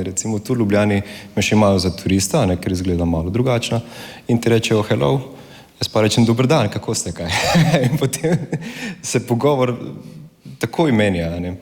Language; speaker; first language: Slovenian; non-native, fluent; Spanish